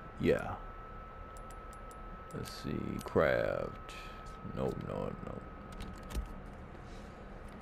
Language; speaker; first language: English; native; English